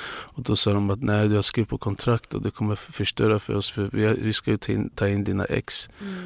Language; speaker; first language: Swedish; non-native, fluent; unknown